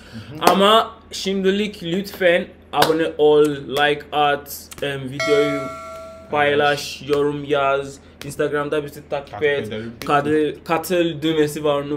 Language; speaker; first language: Turkish; non-native, learner; English